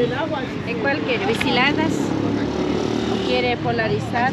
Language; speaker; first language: Spanish; native; Spanish